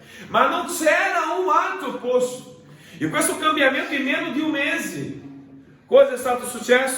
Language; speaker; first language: Italian; non-native, fluent; Portuguese